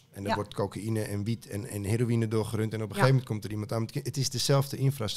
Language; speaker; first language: Dutch; native; Dutch